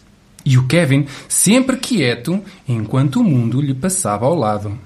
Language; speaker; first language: Portuguese; native; Portuguese